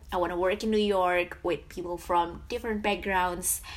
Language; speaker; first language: English; non-native, fluent; Indonesian